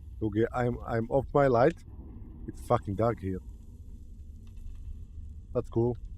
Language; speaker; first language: English; non-native, learner; Slovak